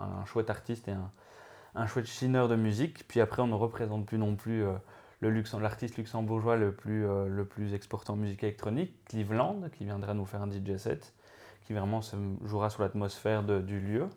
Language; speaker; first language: French; native; French